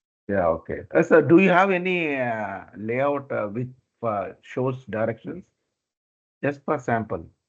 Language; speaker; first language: English; non-native, learner; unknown